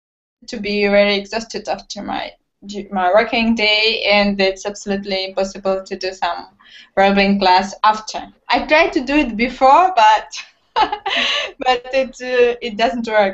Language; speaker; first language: English; non-native, fluent; Russian